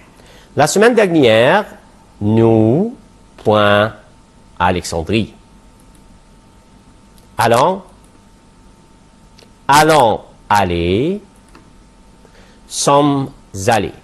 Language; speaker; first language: French; non-native, fluent; Arabic